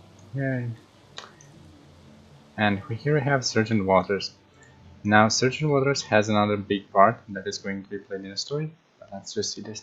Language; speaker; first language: English; non-native, fluent; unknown